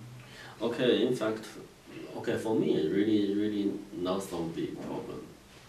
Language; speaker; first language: English; non-native, learner; Chinese